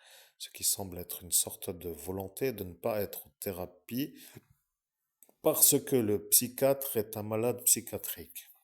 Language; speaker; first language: French; native; French